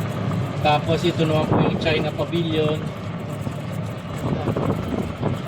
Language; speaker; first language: Filipino; native; Filipino